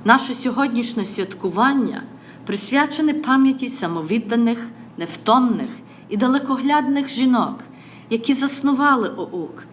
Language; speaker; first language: Ukrainian; early bilingual, other home language; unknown